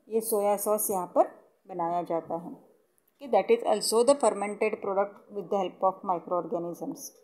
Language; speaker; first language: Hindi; non-native, local second language; Marathi